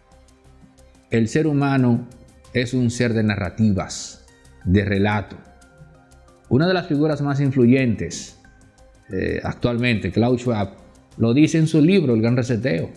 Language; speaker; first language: Spanish; native; Spanish